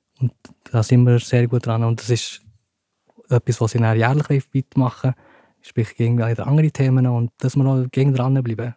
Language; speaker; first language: German; early bilingual, other home language; Turkish